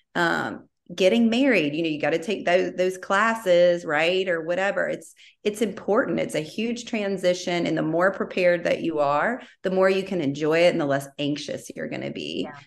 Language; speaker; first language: English; native; English